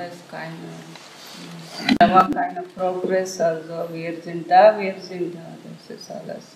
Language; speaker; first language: German; non-native, learner; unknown